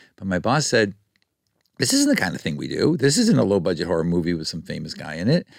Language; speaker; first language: English; native; English